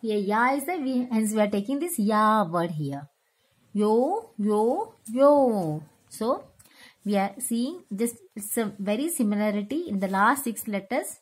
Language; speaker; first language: English; non-native, local second language; Tamil